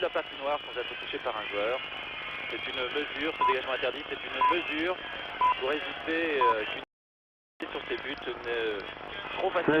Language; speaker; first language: French; native; French